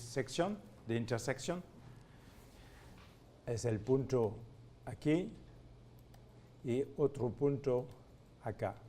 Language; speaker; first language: Spanish; non-native, fluent; French